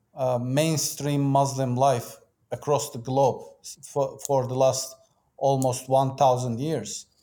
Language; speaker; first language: English; non-native, fluent; Turkish